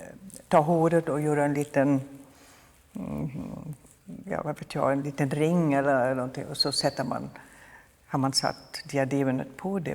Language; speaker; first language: Swedish; non-native, fluent; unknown